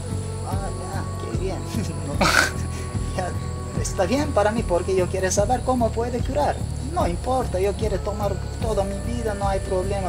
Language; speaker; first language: Spanish; non-native, learner; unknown